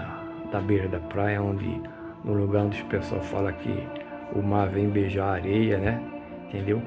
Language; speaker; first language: Portuguese; native; Portuguese